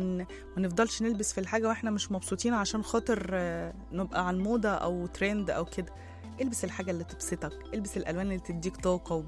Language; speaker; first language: Arabic; native; Arabic